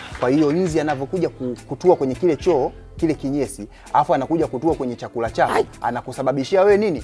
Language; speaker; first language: Swahili; native; Swahili